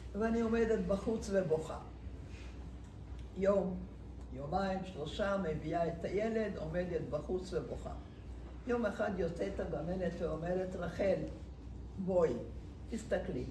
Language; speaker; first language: Hebrew; non-native, fluent; Hungarian